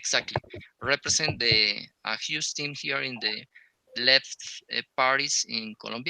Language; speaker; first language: English; non-native, learner; Spanish